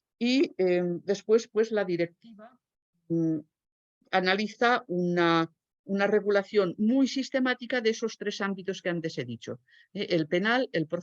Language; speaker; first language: Spanish; native; Spanish